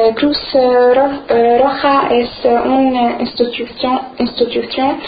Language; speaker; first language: Spanish; non-native, learner; Arabic